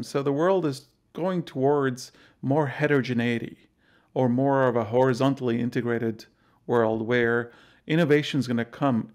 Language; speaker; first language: English; non-native, fluent; Arabic